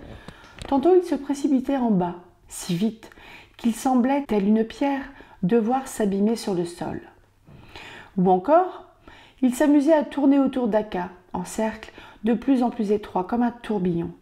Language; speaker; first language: French; native; French